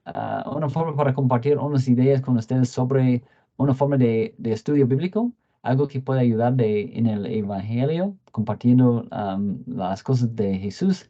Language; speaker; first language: Spanish; non-native, fluent; English